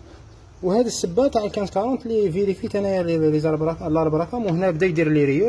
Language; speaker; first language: Arabic; native; Arabic